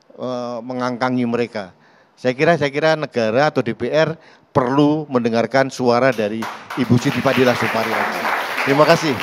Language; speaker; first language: Indonesian; native; Indonesian